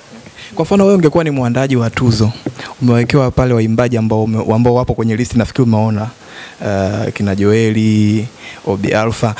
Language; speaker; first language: Swahili; native; Swahili